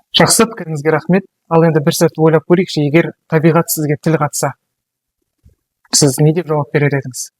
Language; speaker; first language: Kazakh; native; Kazakh